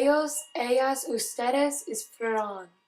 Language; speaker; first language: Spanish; non-native, learner; English